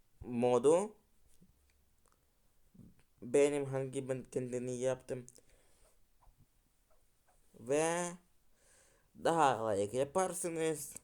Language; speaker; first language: Turkish; non-native, learner; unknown